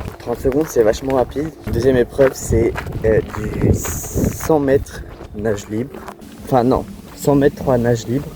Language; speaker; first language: French; native; French